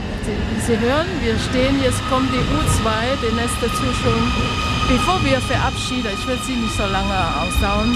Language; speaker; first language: German; non-native, learner; Chinese